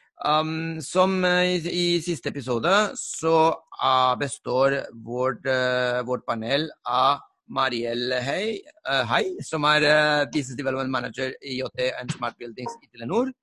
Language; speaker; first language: Norwegian; non-native, fluent; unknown